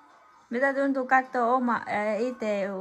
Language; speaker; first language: Finnish; non-native, learner; Vietnamese